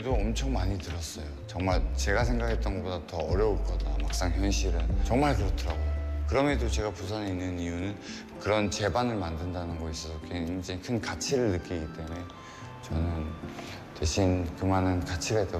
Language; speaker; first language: Korean; native; Korean